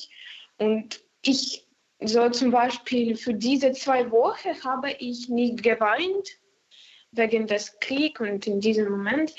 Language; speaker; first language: German; non-native, learner; Ukrainian